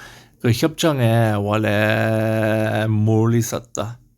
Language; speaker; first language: Korean; non-native, learner; English